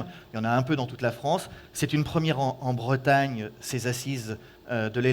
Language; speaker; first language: French; native; French